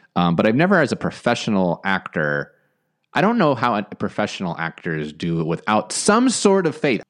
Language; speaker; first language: English; native; English